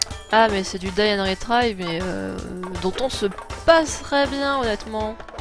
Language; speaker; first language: French; native; French